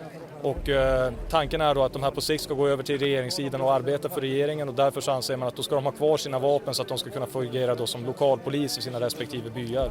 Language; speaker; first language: Swedish; native; Swedish